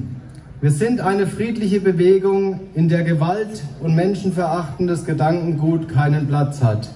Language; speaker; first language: German; native; German